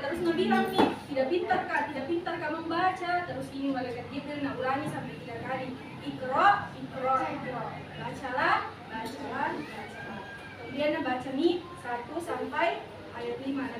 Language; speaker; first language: Indonesian; native; Indonesian